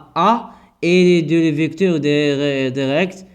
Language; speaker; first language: French; non-native, local second language; Arabic